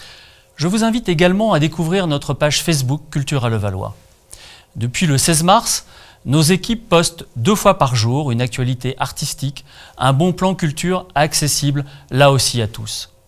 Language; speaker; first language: French; native; French